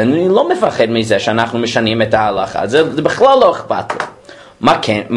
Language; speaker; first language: Hebrew; non-native, fluent; English